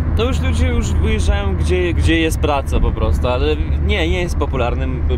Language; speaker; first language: Polish; non-native, fluent; Russian